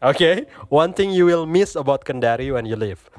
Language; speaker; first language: English; non-native, fluent; Indonesian